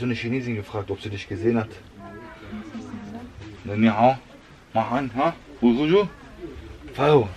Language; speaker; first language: German; early bilingual, other home language; Turkish